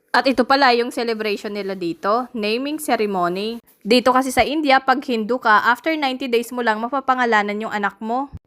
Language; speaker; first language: Filipino; native; Filipino